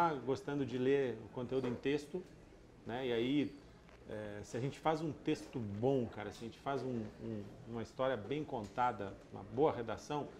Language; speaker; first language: Portuguese; native; Portuguese